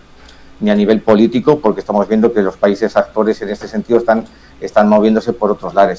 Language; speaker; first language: Spanish; native; Spanish